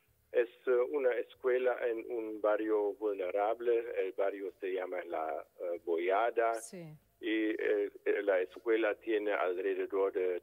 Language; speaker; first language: Spanish; non-native, fluent; German